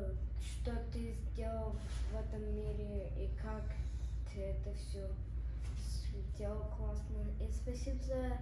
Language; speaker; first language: Russian; early bilingual, heritage; Russian